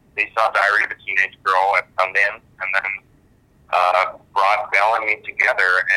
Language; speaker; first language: English; early bilingual, other home language; German